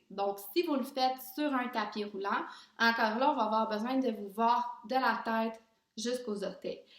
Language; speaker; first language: French; native; French